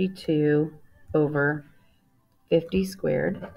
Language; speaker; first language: English; native; English